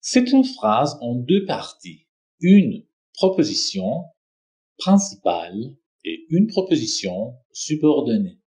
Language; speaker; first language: French; non-native, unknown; Persian